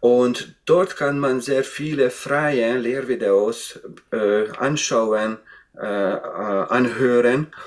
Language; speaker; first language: German; non-native, fluent; Hungarian